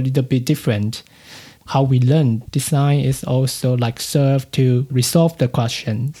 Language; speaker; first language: English; non-native, fluent; Chinese